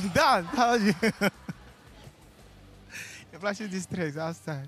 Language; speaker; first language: Romanian; non-native, learner; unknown